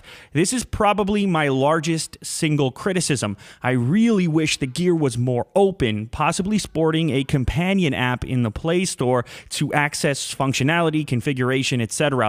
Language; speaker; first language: English; native; English